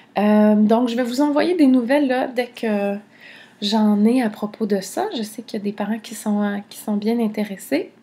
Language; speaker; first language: French; native; French